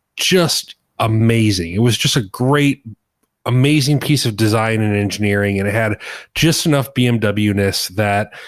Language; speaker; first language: English; native; English